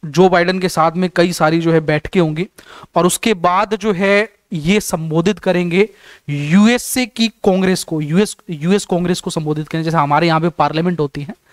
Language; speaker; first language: Hindi; native; Hindi